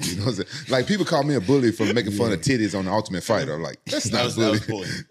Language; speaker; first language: English; native; English